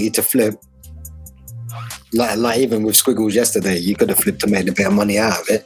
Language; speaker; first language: English; native; English